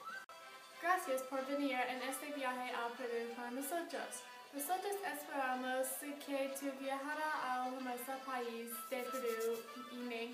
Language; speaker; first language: Spanish; non-native, learner; English